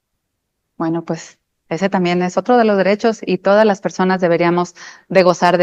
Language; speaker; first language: Spanish; native; Spanish